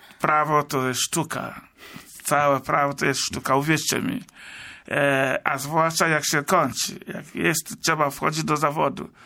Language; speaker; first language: Polish; non-native, fluent; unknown